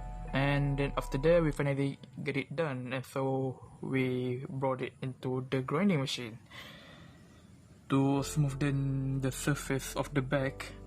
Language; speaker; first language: English; non-native, local second language; Malay